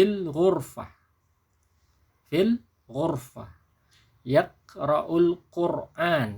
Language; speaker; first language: Arabic; non-native, fluent; Indonesian